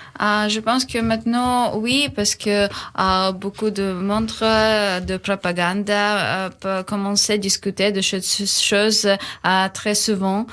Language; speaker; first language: French; non-native, learner; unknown